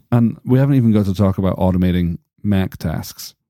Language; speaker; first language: English; native; English